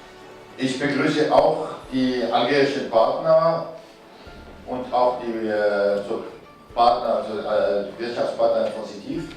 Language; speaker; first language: German; non-native, fluent; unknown